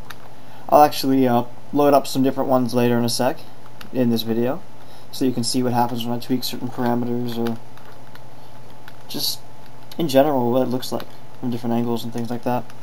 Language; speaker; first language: English; native; English